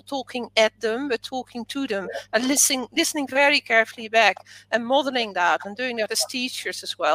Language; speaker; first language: English; non-native, fluent; Dutch